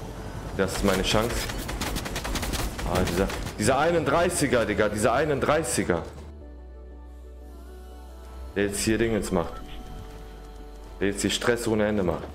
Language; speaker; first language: German; native; German